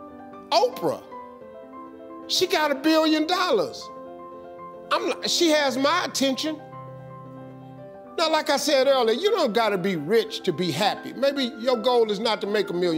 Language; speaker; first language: English; native; English